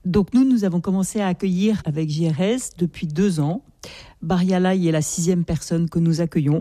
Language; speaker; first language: French; native; French